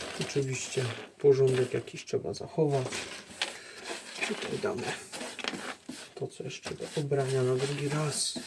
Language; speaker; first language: Polish; native; Polish